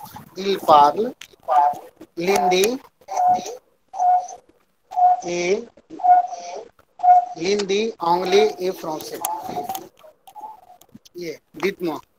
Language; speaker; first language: French; non-native, fluent; Hindi